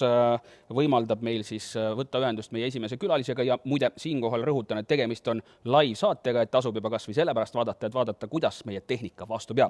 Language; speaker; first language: Estonian; native; Estonian